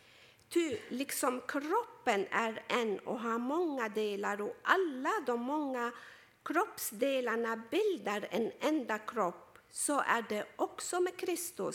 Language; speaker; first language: Swedish; non-native, fluent; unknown